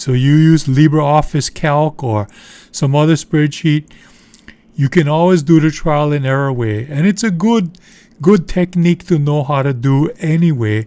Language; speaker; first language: English; native; English